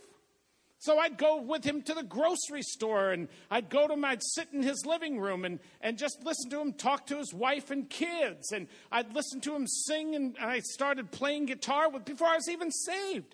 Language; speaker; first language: English; native; English